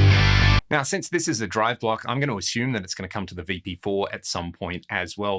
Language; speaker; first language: English; native; English